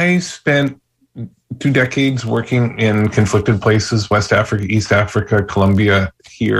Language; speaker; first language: English; native; English